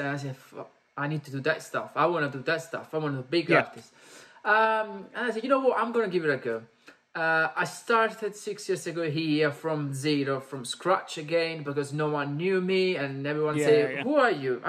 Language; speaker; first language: English; non-native, fluent; Italian